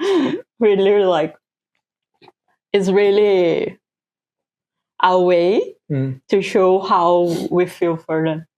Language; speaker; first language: English; non-native, fluent; Portuguese